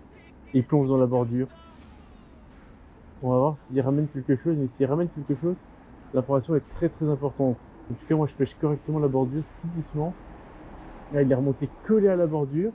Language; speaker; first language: French; native; French